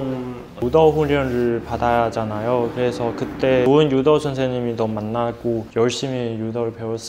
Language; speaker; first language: Korean; non-native, fluent; Chinese